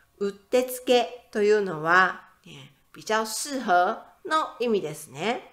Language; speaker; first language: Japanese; native; Japanese